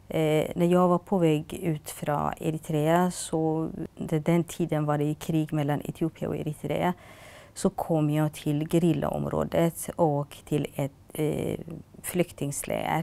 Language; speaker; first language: Norwegian; non-native, fluent; Tigrinya